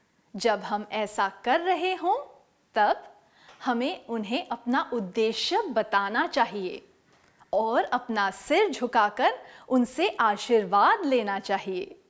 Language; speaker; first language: Hindi; native; Hindi